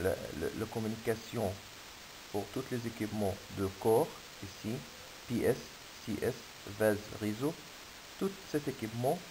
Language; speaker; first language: French; non-native, fluent; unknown